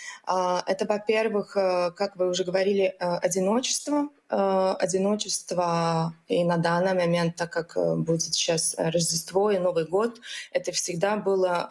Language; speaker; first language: Russian; non-native, local second language; Latvian